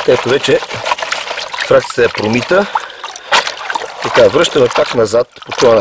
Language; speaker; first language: Bulgarian; native; Bulgarian